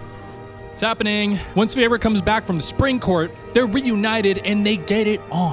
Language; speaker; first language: English; native; English